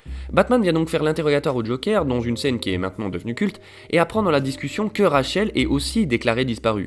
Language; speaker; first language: French; native; French